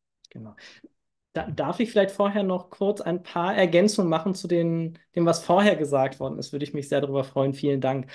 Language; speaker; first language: German; native; German